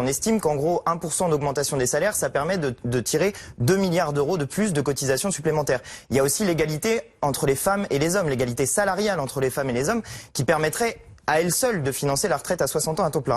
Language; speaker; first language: French; native; French